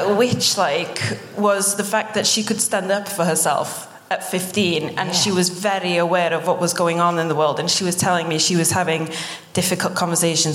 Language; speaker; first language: English; non-native, local second language; Welsh